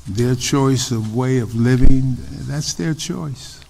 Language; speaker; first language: English; native; English